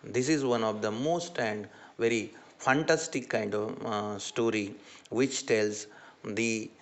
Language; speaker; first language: English; non-native, local second language; Marathi